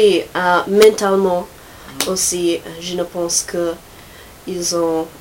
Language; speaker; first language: French; non-native, learner; English